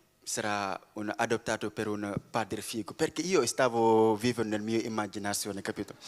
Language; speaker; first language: Italian; non-native, learner; Wolof